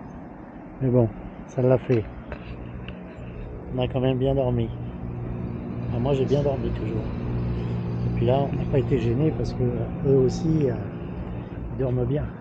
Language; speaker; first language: French; native; French